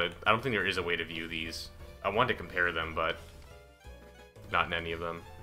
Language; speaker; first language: English; native; English